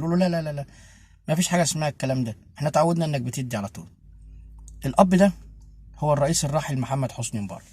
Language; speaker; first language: Arabic; native; Arabic